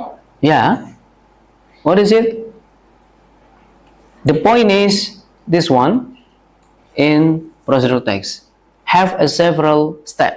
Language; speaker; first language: English; non-native, learner; Indonesian